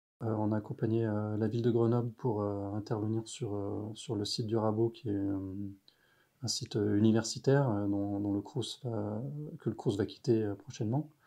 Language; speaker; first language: French; native; French